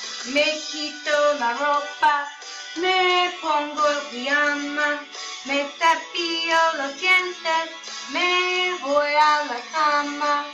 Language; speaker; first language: Spanish; non-native, learner; English